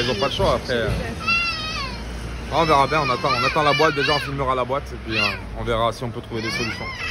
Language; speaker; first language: French; native; French